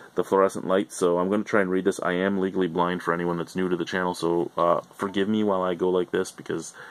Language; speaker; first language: English; native; English